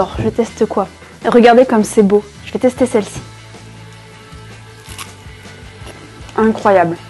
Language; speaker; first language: French; native; French